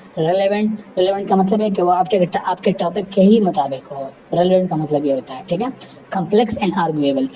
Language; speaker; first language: Urdu; non-native, local second language; Pashto